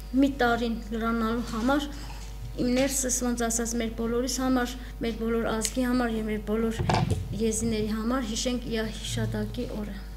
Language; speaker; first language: Armenian; non-native, local second language; Kurdish